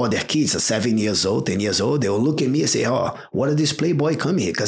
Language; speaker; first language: English; non-native, fluent; Portuguese